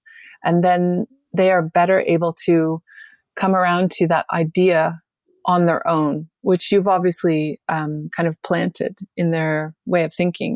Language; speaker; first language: English; native; English